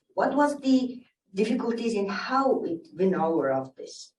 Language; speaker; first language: English; non-native, learner; Mongolian